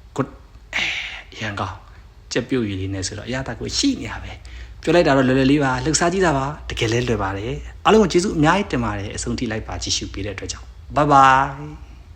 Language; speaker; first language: Burmese; non-native, local second language; Pa'o Karen